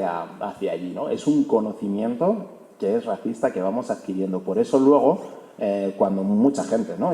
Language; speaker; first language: Spanish; early bilingual, other home language; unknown